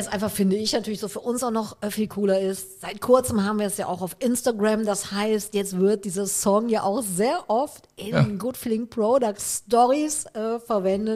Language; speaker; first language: German; native; German